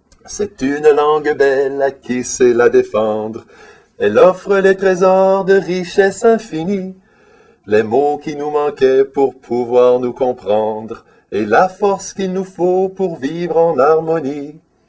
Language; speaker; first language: French; native; French